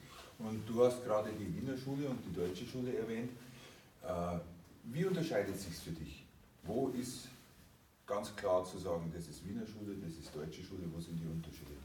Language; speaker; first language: German; native; German